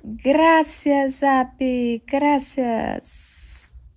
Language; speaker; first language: Spanish; non-native, learner; Portuguese